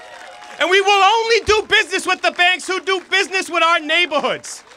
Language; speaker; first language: English; native; English